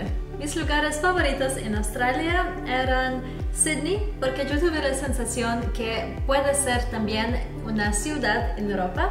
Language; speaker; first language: Spanish; non-native, fluent; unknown